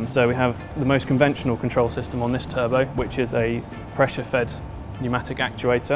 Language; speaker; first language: English; native; English